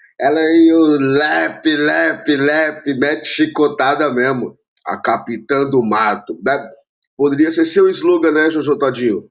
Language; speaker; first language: Portuguese; native; Portuguese